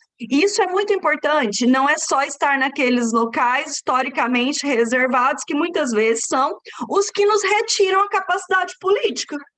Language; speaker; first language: Portuguese; native; Portuguese